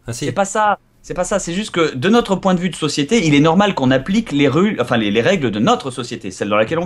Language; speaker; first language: French; native; French